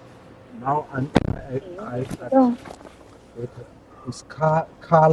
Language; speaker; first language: English; non-native, learner; Chinese